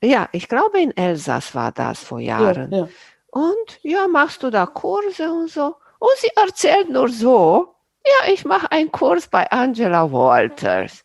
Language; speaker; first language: German; non-native, fluent; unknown